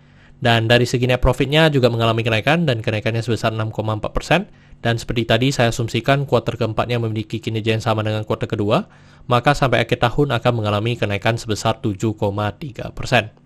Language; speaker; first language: Indonesian; native; Indonesian